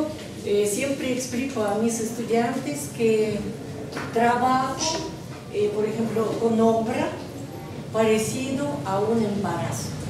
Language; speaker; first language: Spanish; non-native, learner; Russian